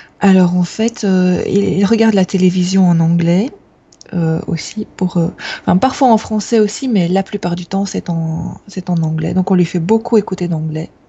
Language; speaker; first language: French; native; French